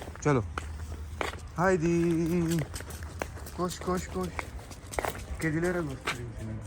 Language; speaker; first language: Turkish; non-native, learner; Urdu